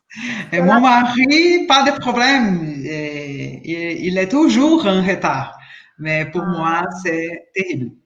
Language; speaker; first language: French; non-native, learner; Portuguese